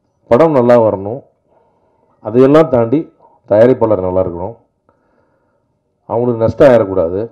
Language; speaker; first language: Tamil; native; Tamil